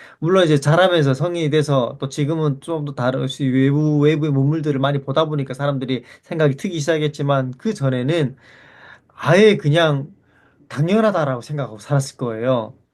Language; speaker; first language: Korean; native; Korean